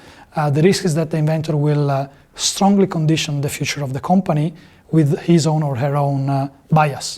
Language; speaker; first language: English; non-native, fluent; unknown